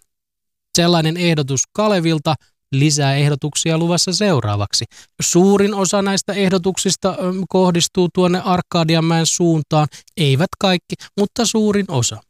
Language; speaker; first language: Finnish; native; Finnish